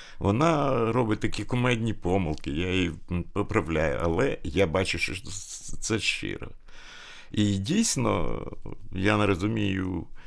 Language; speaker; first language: Ukrainian; native; Ukrainian